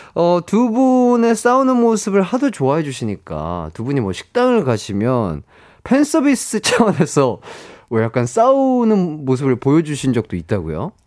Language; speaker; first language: Korean; native; Korean